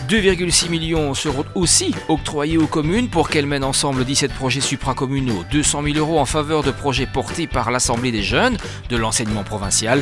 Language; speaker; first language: French; native; French